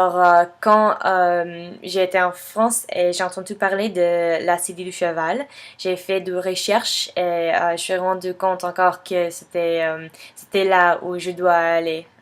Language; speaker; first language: French; non-native, fluent; English